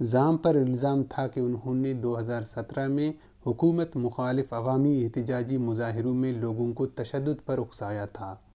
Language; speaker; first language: Urdu; non-native, local second language; Baluchi